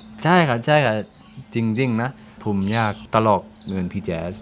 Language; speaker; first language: Thai; non-native, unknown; English